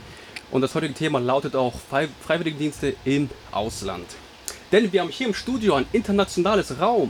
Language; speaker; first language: German; early bilingual, other home language; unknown